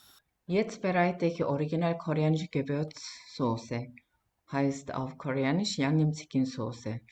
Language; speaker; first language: German; non-native, fluent; Korean